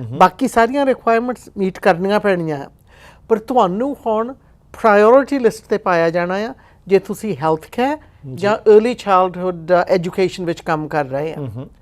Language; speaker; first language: Punjabi; early bilingual, other home language; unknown